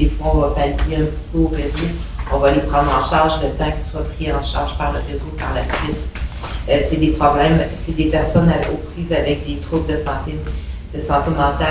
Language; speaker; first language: French; native; French